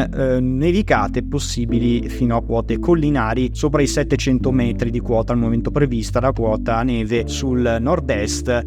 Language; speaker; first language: Italian; native; Italian